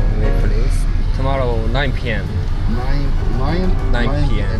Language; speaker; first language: English; non-native, learner; Korean